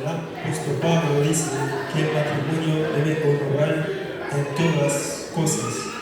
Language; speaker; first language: Spanish; non-native, fluent; Haitian Creole